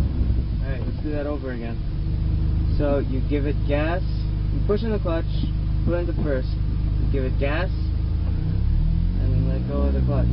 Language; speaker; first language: English; native; English